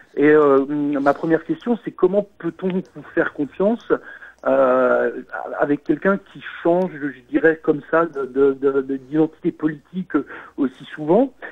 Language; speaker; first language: French; native; French